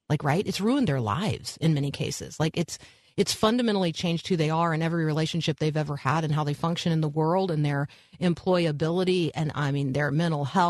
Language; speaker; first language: English; native; English